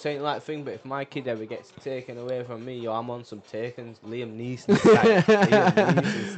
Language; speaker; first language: English; native; English